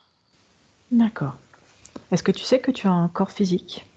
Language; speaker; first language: French; native; French